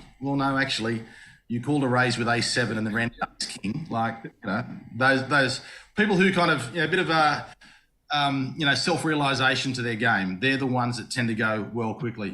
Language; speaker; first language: English; native; English